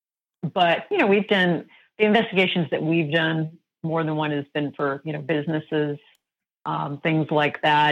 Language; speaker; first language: English; native; English